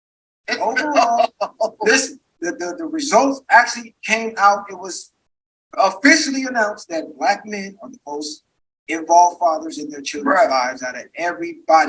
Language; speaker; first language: English; native; English